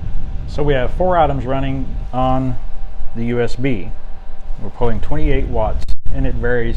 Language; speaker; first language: English; native; English